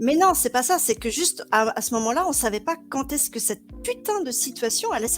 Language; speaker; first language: French; native; French